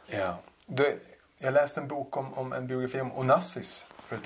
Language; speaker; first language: Swedish; native; Swedish